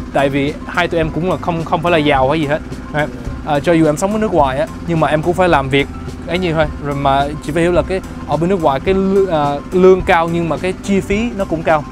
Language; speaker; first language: Vietnamese; early bilingual, heritage; Vietnamese